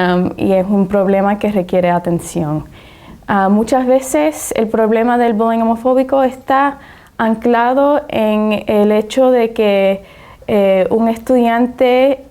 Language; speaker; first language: Spanish; early bilingual, heritage; Spanish